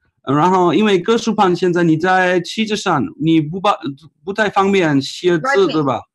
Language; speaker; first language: Chinese; non-native, fluent; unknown